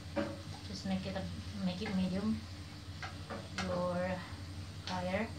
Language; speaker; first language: English; non-native, learner; Indonesian